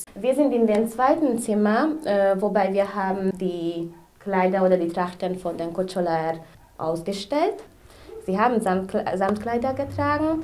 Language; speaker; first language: German; non-native, local second language; Hungarian